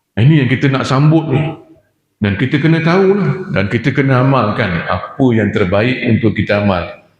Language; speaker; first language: Malay; native; Malay